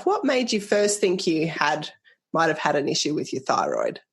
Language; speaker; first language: English; native; English